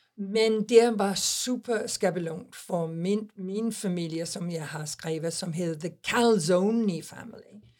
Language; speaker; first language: Danish; non-native, fluent; English